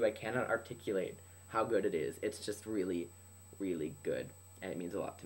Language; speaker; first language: English; native; English